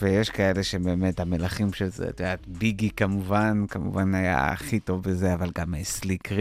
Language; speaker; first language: Hebrew; native; Hebrew